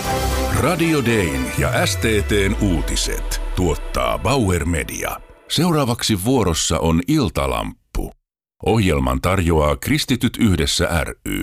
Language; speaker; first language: Finnish; native; Finnish